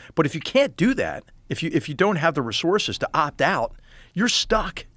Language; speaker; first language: English; native; English